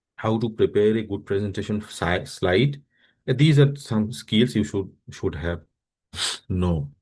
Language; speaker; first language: English; non-native, local second language; Bangla